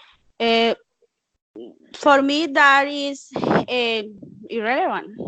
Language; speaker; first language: English; non-native, learner; Spanish